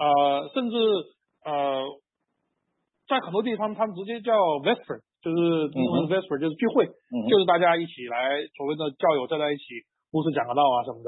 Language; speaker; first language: Chinese; native; Chinese